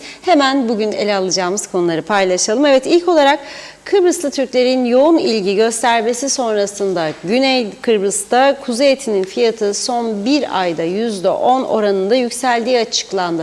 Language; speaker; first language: Turkish; native; Turkish